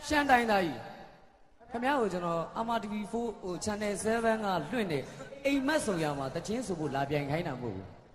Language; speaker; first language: Burmese; native; Burmese